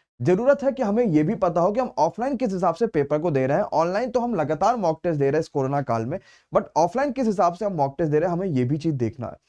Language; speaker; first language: Hindi; native; Hindi